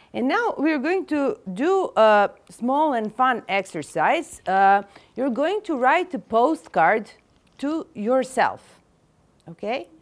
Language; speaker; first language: English; non-native, fluent; Serbian